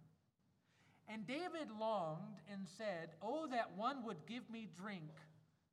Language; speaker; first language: English; native; English